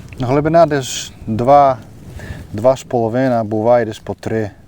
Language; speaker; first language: Ukrainian; non-native, learner; Dutch